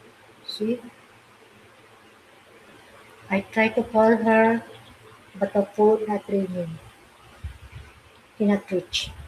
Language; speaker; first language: English; non-native, local second language; Filipino